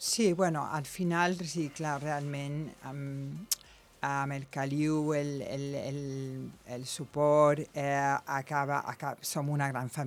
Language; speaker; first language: Catalan; non-native, local second language; Spanish